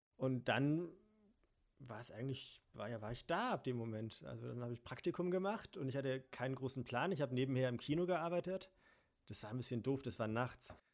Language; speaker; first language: German; native; German